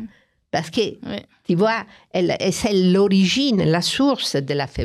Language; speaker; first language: French; non-native, fluent; Italian